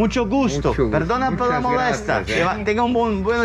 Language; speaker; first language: Spanish; non-native, learner; Portuguese